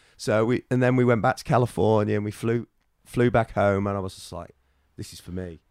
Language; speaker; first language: English; native; English